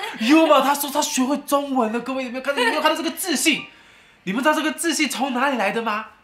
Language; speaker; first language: Chinese; native; Chinese